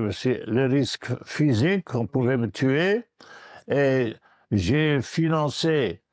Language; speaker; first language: French; non-native, local second language; Arabic